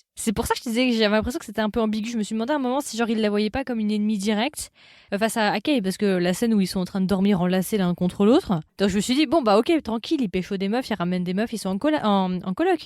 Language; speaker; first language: French; native; French